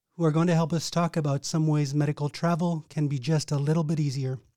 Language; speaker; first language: English; native; English